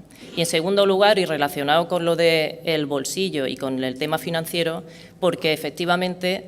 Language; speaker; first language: Spanish; native; Spanish